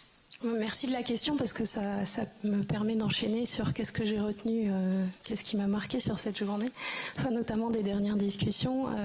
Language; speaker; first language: French; native; French